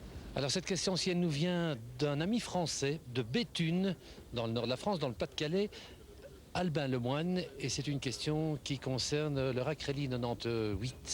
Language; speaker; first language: French; native; French